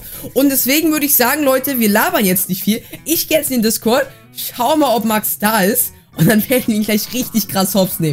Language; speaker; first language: German; native; German